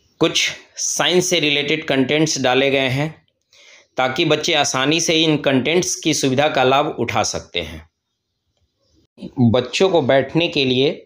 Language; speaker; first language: Hindi; native; Hindi